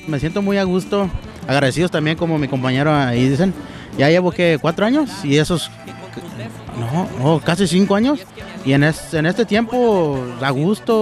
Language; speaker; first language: Spanish; native; Spanish